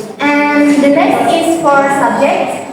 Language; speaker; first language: English; non-native, learner; Indonesian